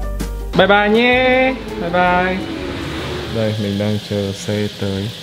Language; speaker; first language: Vietnamese; native; Vietnamese